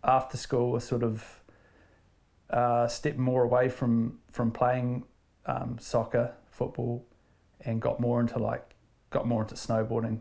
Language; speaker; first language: English; native; English